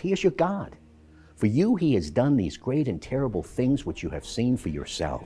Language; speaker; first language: English; native; English